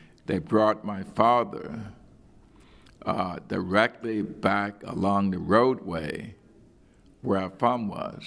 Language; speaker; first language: English; native; English